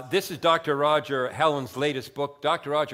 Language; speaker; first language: English; native; English